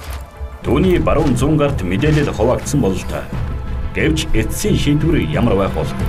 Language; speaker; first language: Mongolian; native; Mongolian